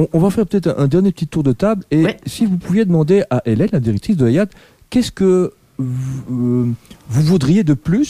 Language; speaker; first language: French; native; French